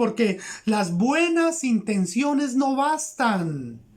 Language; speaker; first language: Spanish; native; Spanish